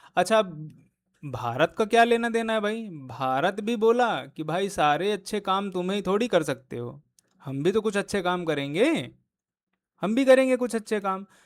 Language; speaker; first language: Hindi; native; Hindi